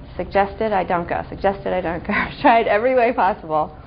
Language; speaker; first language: English; native; English